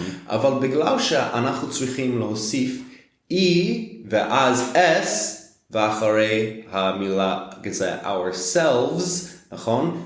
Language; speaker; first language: Hebrew; non-native, fluent; English